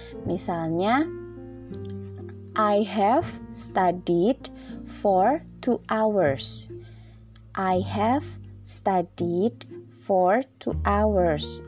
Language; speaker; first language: English; non-native, fluent; Indonesian